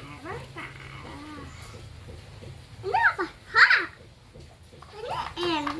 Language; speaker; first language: Indonesian; native; Indonesian